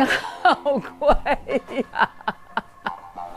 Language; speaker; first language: Chinese; native; Chinese